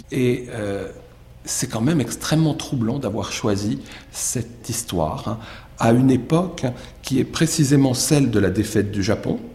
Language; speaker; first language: French; native; French